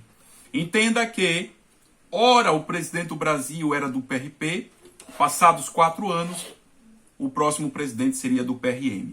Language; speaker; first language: Portuguese; native; Portuguese